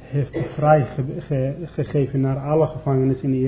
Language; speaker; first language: Dutch; non-native, learner; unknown